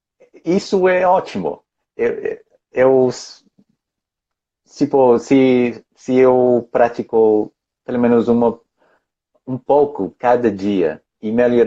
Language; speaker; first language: Portuguese; non-native, fluent; English